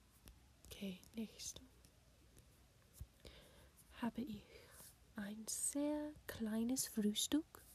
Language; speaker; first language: German; non-native, learner; English